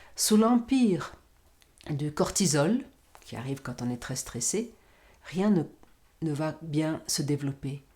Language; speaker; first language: French; non-native, fluent; Portuguese